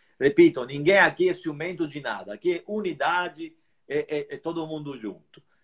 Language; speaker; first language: Portuguese; non-native, fluent; Italian